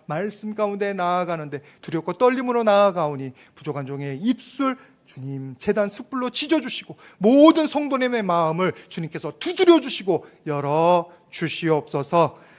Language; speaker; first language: Korean; native; Korean